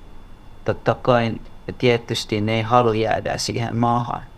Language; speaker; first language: Finnish; non-native, learner; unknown